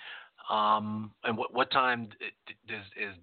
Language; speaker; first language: English; native; English